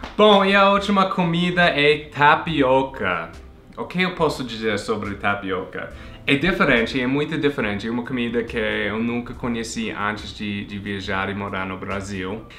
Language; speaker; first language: Portuguese; non-native, fluent; English